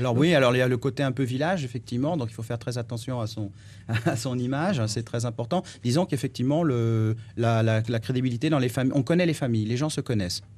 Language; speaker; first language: French; native; French